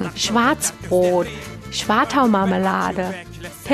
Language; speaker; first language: German; early bilingual, other home language; Turkish